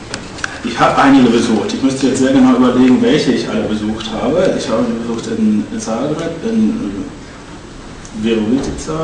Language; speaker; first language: German; native; German